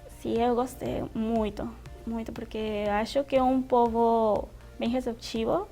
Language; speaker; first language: Portuguese; non-native, fluent; Spanish